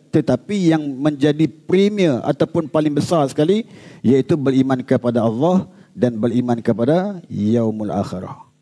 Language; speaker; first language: Malay; native; Malay